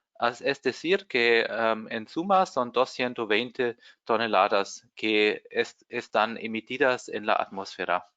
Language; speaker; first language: Spanish; non-native, fluent; German